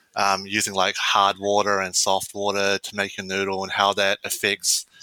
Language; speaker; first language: English; native; English